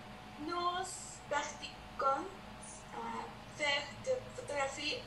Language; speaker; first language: French; non-native, learner; Spanish